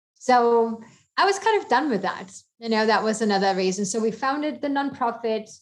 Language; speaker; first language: English; non-native, fluent; German